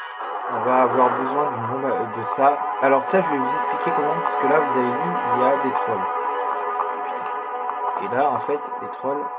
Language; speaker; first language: French; native; French